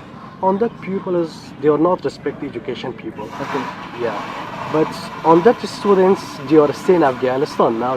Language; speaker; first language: English; non-native, learner; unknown